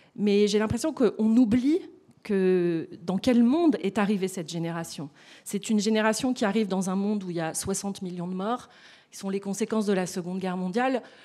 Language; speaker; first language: French; native; French